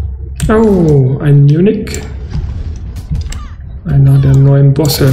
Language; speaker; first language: German; native; German